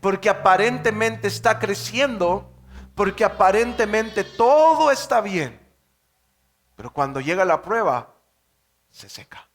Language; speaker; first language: Spanish; native; Spanish